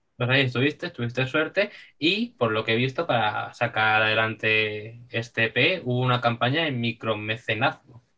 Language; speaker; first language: Spanish; native; Spanish